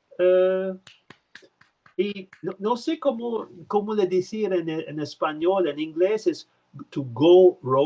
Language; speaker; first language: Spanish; non-native, learner; French